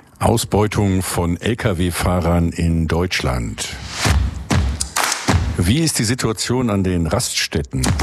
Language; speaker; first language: German; native; German